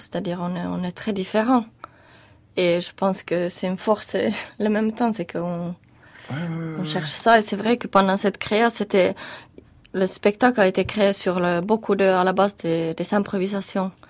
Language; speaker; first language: French; non-native, fluent; Finnish